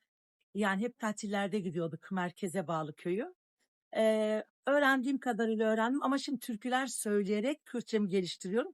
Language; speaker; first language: Turkish; early bilingual, heritage; Turkish